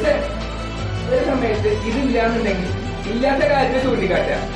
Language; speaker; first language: Malayalam; native; Malayalam